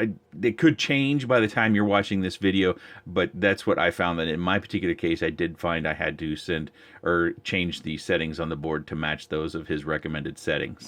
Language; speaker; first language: English; native; English